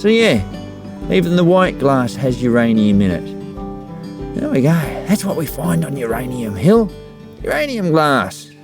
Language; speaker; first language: English; native; English